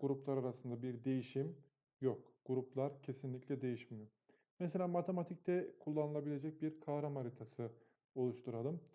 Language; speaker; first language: Turkish; native; Turkish